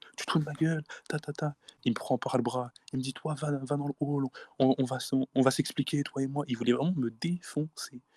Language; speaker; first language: French; native; French